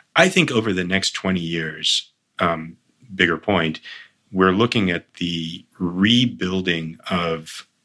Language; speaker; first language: English; early bilingual, other home language; Armenian